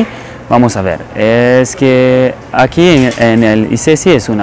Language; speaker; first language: Spanish; non-native, fluent; French